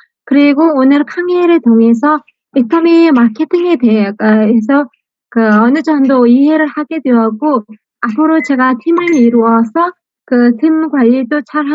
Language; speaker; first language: Korean; non-native, fluent; Mongolian